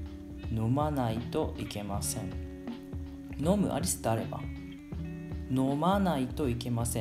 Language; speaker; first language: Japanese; non-native, learner; Georgian